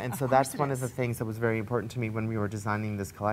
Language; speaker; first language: English; native; English